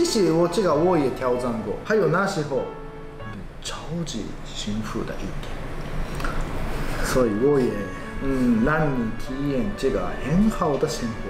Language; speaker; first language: Chinese; non-native, fluent; Japanese